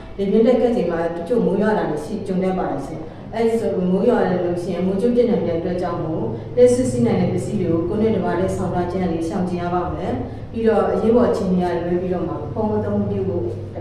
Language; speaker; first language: Burmese; native; Burmese